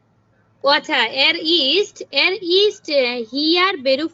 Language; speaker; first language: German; non-native, learner; Bangla